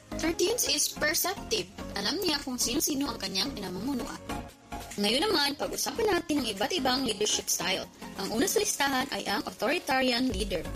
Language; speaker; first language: Filipino; non-native, local second language; Hiligaynon